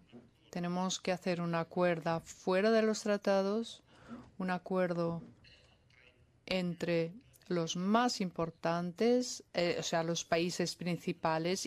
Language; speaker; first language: Spanish; non-native, fluent; Italian